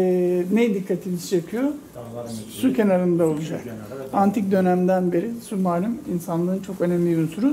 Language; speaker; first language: Turkish; native; Turkish